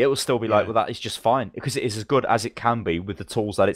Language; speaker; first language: English; native; English